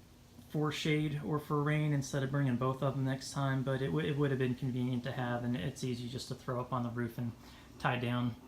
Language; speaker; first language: English; native; English